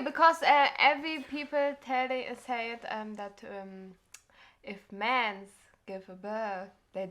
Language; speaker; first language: English; non-native, learner; German